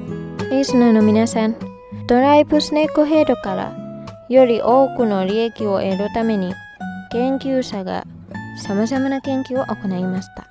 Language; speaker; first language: Japanese; non-native, fluent; Indonesian